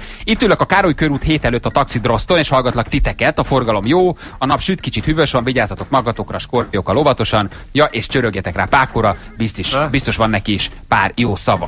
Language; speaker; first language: Hungarian; native; Hungarian